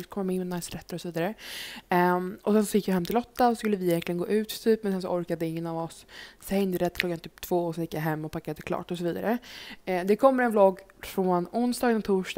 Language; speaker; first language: Swedish; native; Swedish